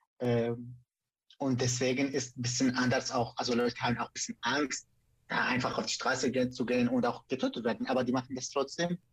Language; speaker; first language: German; non-native, fluent; Central Kurdish